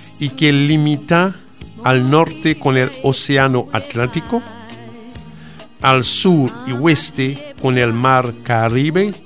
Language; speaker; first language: Spanish; non-native, fluent; Haitian Creole